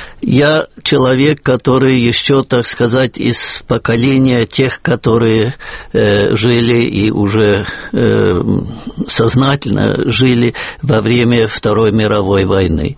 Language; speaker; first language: Russian; non-native, fluent; German